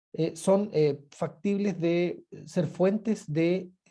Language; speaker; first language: Spanish; native; Spanish